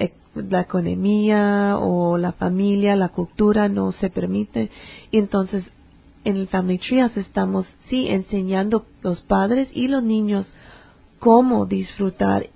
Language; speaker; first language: Spanish; early bilingual, heritage; English